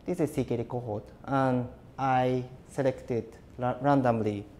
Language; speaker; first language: English; non-native, fluent; Japanese